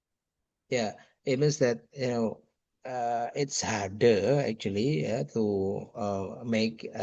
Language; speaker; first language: English; non-native, fluent; Indonesian